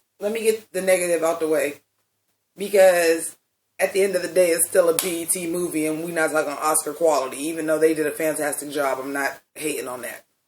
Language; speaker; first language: English; native; English